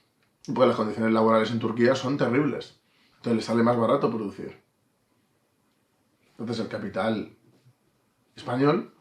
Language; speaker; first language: Spanish; native; Spanish